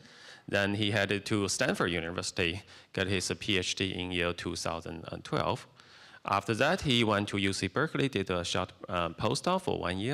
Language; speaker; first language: English; non-native, fluent; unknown